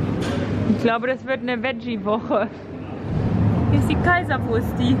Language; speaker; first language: German; native; German